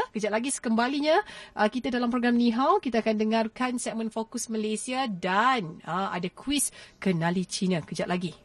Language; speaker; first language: Malay; native; Malay